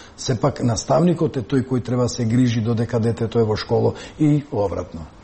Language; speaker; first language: Macedonian; non-native, local second language; Albanian